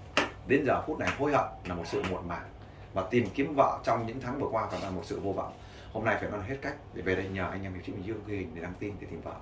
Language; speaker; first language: Vietnamese; native; Vietnamese